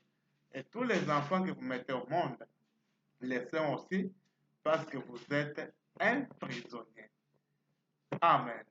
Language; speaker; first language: French; non-native, fluent; Portuguese